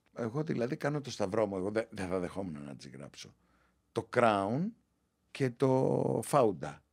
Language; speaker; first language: Greek; native; Greek